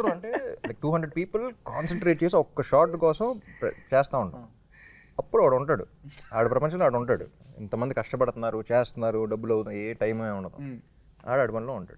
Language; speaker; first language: Telugu; native; Telugu